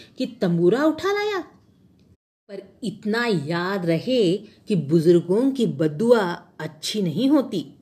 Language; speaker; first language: Hindi; non-native, local second language; Marathi